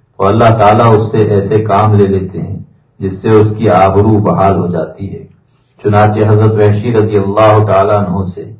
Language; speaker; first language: Urdu; native; Urdu